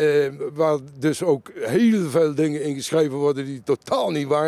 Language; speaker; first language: Dutch; native; Dutch